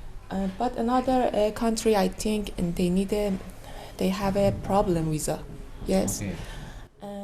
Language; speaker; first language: English; non-native, learner; Persian